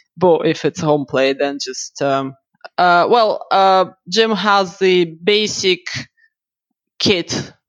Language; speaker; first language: English; non-native, fluent; Russian